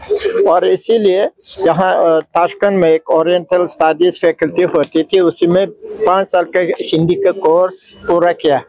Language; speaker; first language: Hindi; non-native, fluent; Uzbek